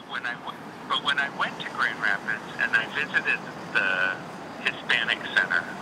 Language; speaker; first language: English; early bilingual, other home language; Spanish